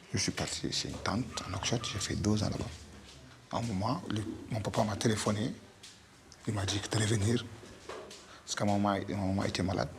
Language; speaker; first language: French; non-native, local second language; Fula